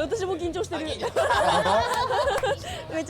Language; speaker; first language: Japanese; native; Japanese